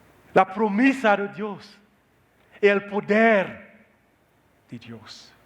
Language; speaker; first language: Spanish; non-native, learner; Haitian Creole